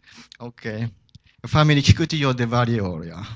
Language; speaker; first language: Swedish; non-native, fluent; Japanese